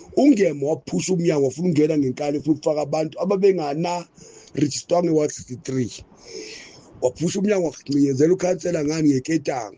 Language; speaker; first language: Zulu; non-native, local second language; Northern Sotho